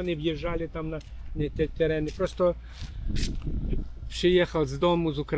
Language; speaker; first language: Polish; non-native, learner; Ukrainian